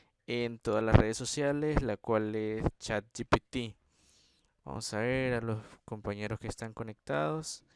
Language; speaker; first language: Spanish; native; Spanish